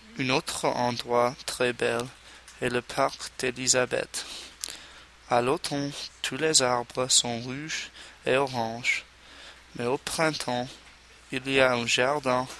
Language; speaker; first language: French; non-native, learner; English